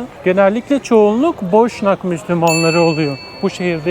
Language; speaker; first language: Turkish; native; Turkish